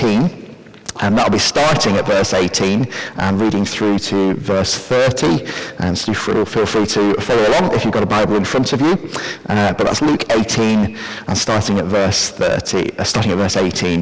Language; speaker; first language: English; native; English